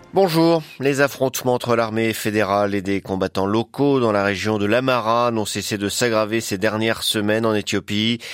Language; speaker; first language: French; native; French